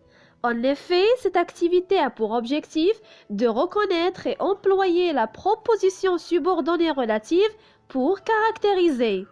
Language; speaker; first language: French; non-native, local second language; Arabic